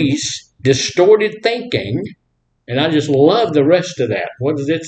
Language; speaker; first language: English; native; English